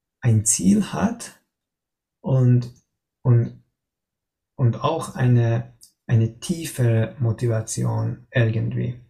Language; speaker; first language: German; non-native, learner; Hungarian